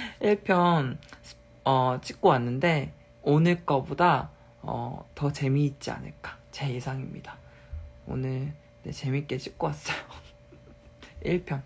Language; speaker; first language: Korean; native; Korean